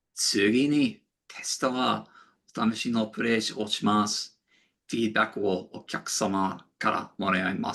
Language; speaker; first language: Japanese; non-native, learner; English